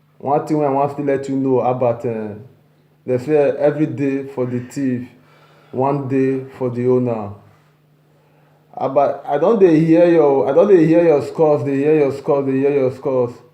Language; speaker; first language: Nigerian Pidgin; non-native, local second language; Esan